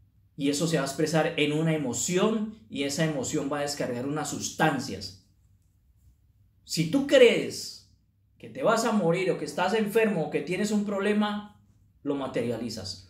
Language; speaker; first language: Spanish; native; Spanish